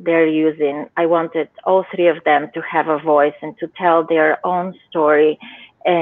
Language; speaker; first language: English; non-native, fluent; Bulgarian